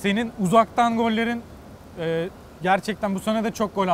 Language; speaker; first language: Turkish; native; Turkish